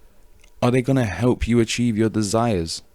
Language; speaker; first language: English; native; English